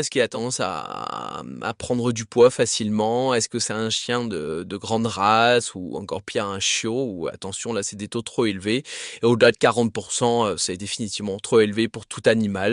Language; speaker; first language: French; native; French